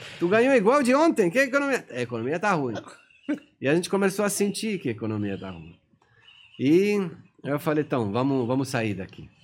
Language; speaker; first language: Portuguese; non-native, fluent; Persian